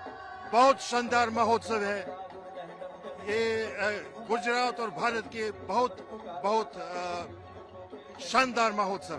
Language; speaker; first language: Hindi; non-native, learner; Russian